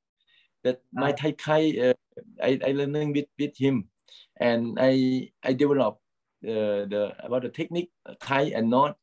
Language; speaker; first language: English; non-native, learner; Thai